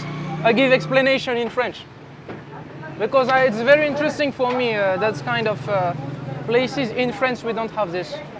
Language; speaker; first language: English; non-native, learner; French